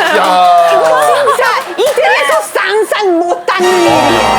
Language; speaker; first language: Korean; non-native, fluent; Italian